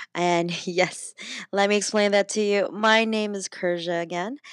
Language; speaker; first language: English; non-native, local second language; Cebuano